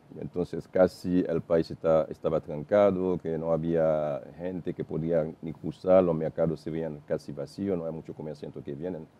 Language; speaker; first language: Spanish; non-native, fluent; Haitian Creole